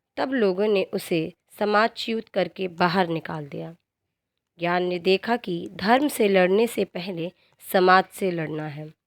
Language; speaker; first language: Hindi; native; Hindi